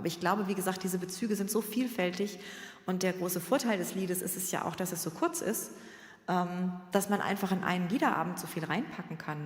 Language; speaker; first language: German; native; German